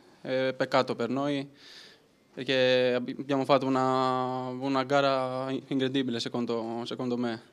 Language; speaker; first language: Italian; non-native, learner; Greek